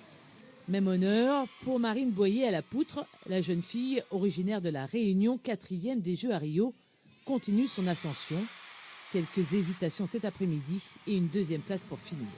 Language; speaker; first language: French; native; French